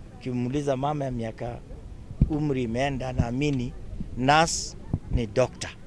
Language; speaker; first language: Swahili; non-native, local second language; Kalenjin